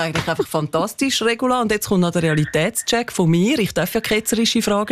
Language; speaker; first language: German; native; German